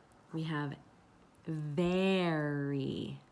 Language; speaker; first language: English; native; English